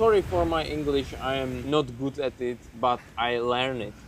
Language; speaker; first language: English; non-native, learner; Czech